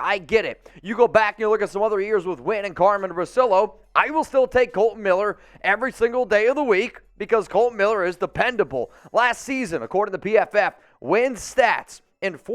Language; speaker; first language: English; native; English